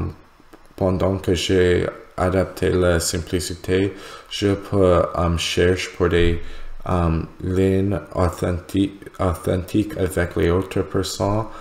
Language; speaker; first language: French; non-native, learner; English